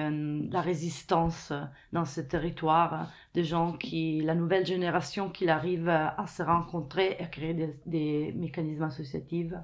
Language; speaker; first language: French; non-native, fluent; Italian